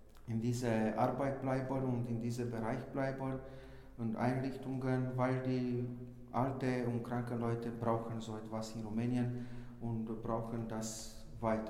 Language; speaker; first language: German; non-native, fluent; Romanian